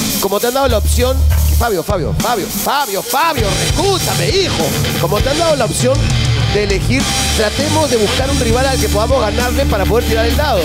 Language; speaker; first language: Spanish; native; Spanish